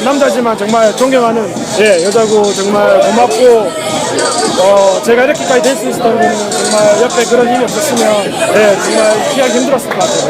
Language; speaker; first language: Korean; native; Korean